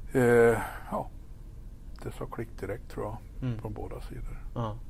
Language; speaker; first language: Swedish; native; Swedish